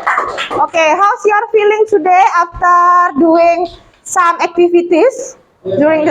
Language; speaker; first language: English; non-native, fluent; Indonesian